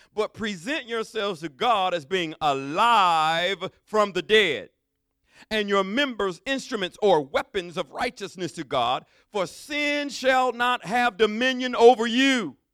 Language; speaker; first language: English; native; English